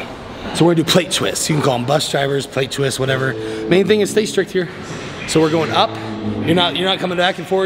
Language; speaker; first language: English; native; English